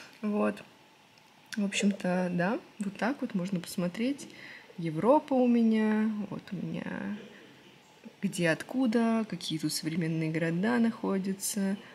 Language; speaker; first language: Russian; native; Russian